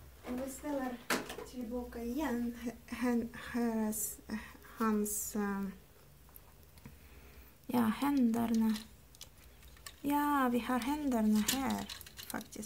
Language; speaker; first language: Swedish; non-native, learner; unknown